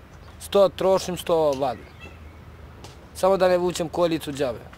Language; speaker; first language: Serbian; non-native, local second language; Romany